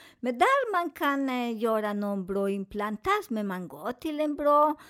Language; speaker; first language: Swedish; non-native, learner; Spanish